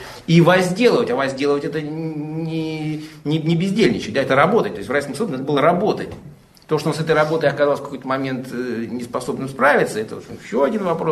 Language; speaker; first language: Russian; native; Russian